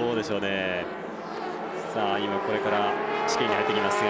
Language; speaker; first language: Japanese; native; Japanese